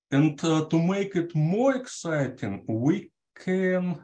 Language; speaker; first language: English; non-native, fluent; Russian